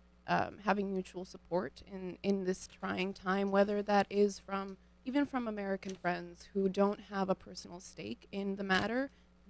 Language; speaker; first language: English; early bilingual, other home language; Ukrainian